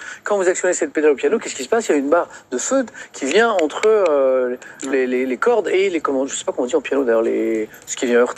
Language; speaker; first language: French; native; French